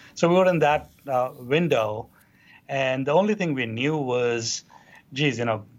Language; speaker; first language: English; non-native, local second language; Hindi